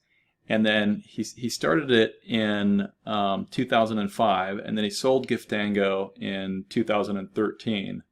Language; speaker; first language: English; native; English